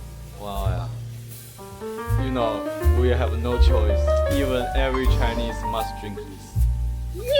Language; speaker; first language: English; non-native, learner; Chinese